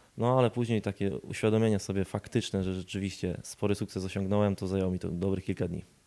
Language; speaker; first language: Polish; native; Polish